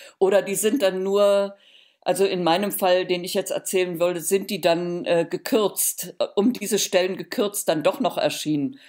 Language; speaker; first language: German; native; German